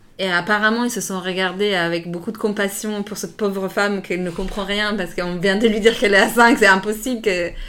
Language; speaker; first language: French; non-native, fluent; Italian